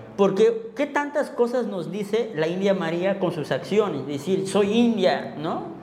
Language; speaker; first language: Spanish; non-native, local second language; Tzotzil